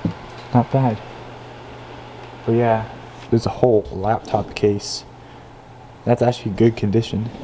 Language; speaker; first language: English; native; English